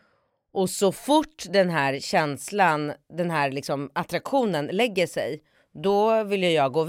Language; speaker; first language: Swedish; native; Swedish